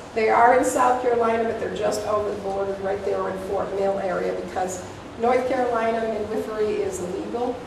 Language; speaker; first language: English; native; English